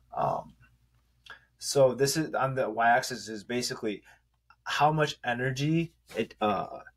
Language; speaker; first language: English; native; English